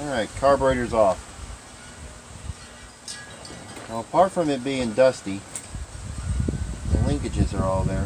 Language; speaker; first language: English; native; English